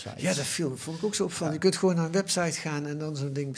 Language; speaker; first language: Dutch; native; Dutch